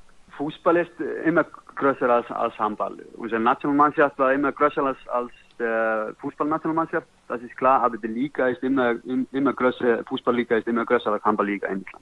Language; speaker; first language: German; non-native, learner; Icelandic